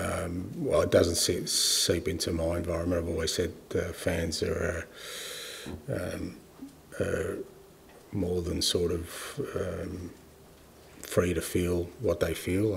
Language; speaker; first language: English; native; English